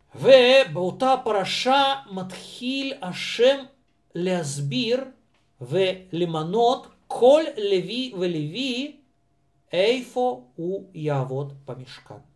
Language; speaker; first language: Hebrew; non-native, fluent; Russian